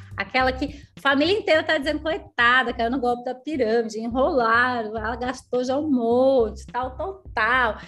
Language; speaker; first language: Portuguese; native; Portuguese